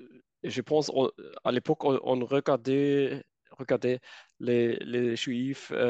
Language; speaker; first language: French; non-native, fluent; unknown